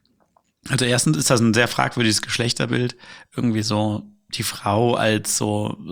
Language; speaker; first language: German; native; German